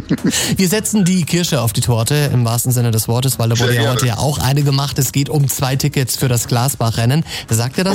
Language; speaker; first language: German; native; German